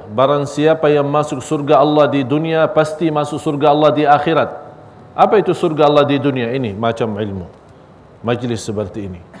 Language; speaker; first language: Malay; non-native, fluent; Arabic